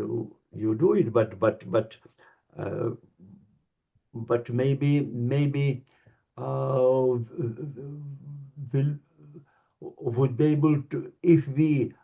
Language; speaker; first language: English; non-native, learner; Lithuanian